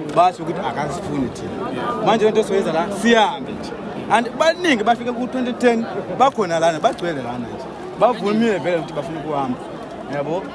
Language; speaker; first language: Zulu; non-native, fluent; Nyanja